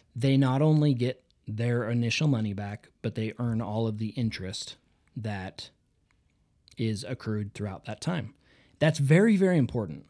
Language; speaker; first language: English; native; English